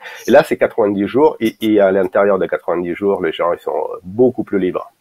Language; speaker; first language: French; non-native, fluent; Russian